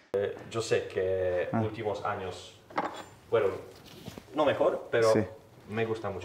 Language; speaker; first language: Spanish; non-native, learner; Polish